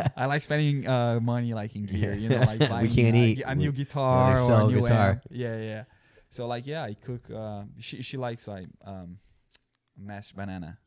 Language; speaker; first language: English; non-native, fluent; Portuguese